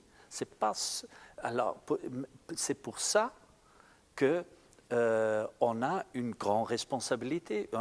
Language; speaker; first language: French; non-native, local second language; Dutch